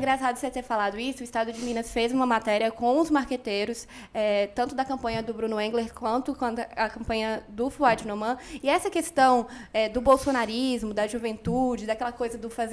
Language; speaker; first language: Portuguese; native; Portuguese